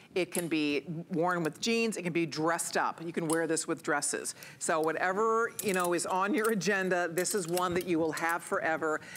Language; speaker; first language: English; native; English